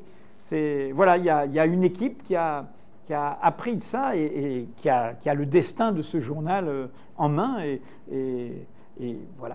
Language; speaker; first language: French; native; French